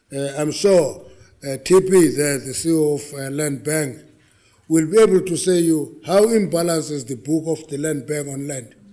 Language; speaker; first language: English; non-native, local second language; Xhosa